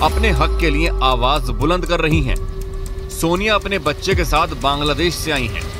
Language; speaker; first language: Hindi; native; Hindi